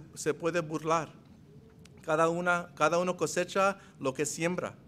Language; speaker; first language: Spanish; non-native, fluent; English